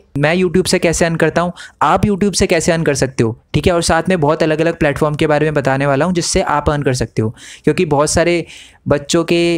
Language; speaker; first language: Hindi; native; Hindi